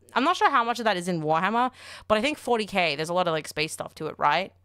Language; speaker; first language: English; native; English